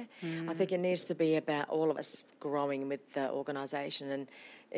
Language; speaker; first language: English; non-native, fluent; Finnish